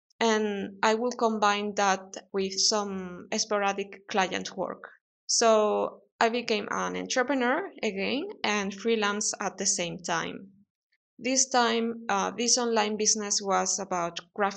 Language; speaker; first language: English; non-native, fluent; Spanish